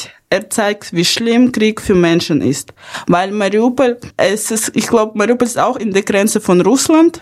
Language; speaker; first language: German; non-native, fluent; Ukrainian